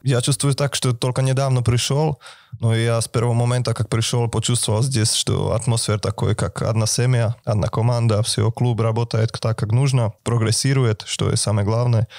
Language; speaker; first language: Russian; non-native, fluent; Slovak